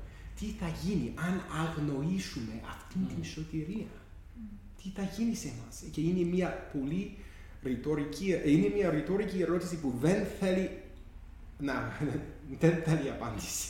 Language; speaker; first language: Greek; non-native, fluent; English